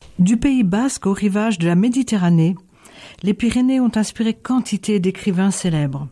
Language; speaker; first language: French; native; French